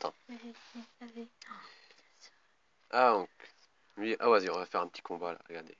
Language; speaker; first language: French; native; French